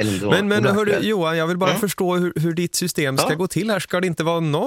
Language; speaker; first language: Swedish; native; Swedish